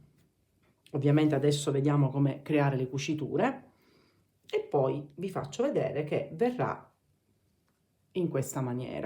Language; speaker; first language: Italian; native; Italian